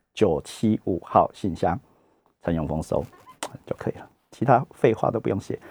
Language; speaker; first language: Chinese; native; Chinese